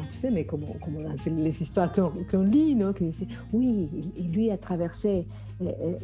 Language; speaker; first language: French; non-native, fluent; Spanish